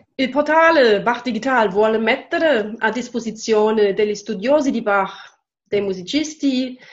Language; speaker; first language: Italian; non-native, fluent; German